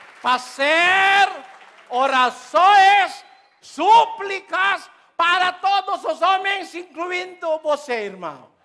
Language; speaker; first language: Portuguese; non-native, learner; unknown